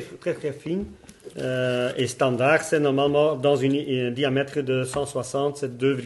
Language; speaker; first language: French; non-native, local second language; Dutch